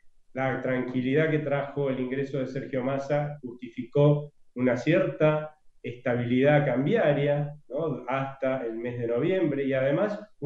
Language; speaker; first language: Spanish; native; Spanish